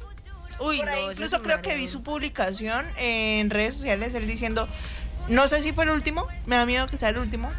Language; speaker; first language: Spanish; native; Spanish